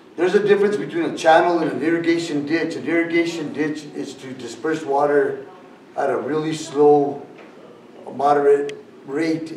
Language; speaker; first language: English; native; English